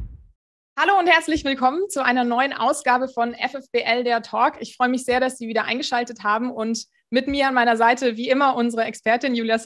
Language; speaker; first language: German; native; German